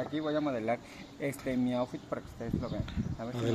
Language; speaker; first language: Spanish; native; Spanish